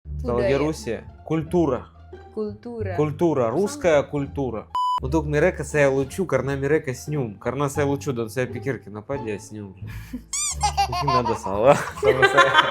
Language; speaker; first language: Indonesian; non-native, learner; Russian